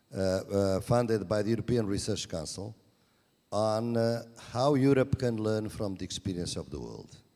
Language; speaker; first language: English; non-native, fluent; Portuguese